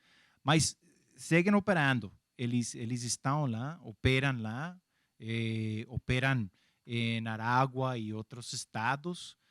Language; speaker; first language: Portuguese; non-native, fluent; English